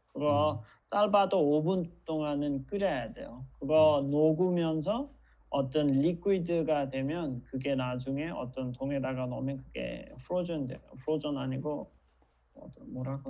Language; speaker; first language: Korean; non-native, fluent; Nepali